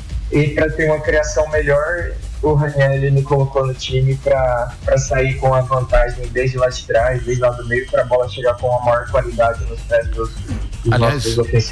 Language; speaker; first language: Portuguese; native; Portuguese